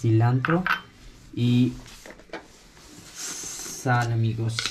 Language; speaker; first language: Spanish; non-native, learner; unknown